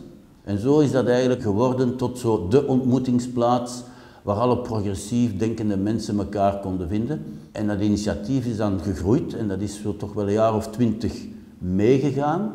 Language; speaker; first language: Dutch; native; Dutch